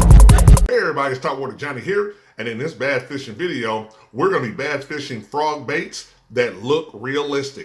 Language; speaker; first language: English; native; English